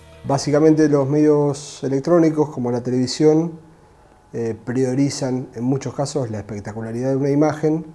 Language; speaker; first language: Spanish; native; Spanish